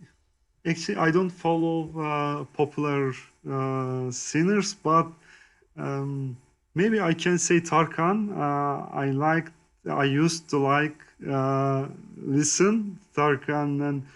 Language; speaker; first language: English; non-native, learner; Turkish